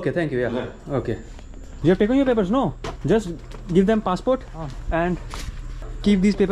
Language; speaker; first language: English; non-native, local second language; Hindi